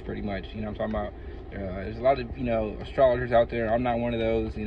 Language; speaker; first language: English; native; English